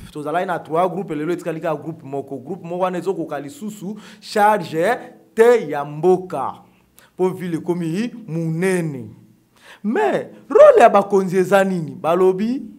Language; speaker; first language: Lingala; native; Lingala